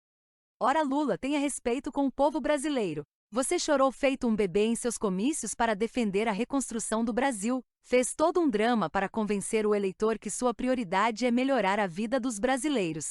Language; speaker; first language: Portuguese; native; Portuguese